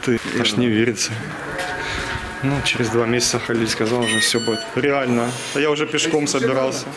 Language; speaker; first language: Russian; native; Russian